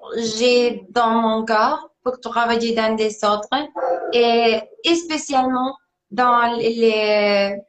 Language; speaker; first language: French; non-native, learner; Spanish